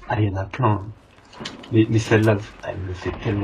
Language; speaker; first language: French; native; French